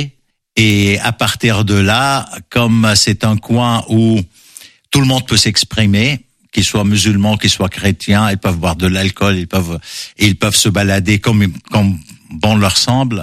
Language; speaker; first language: French; non-native, local second language; Arabic